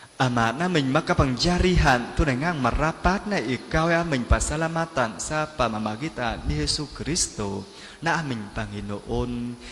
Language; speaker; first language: Filipino; non-native, learner; Vietnamese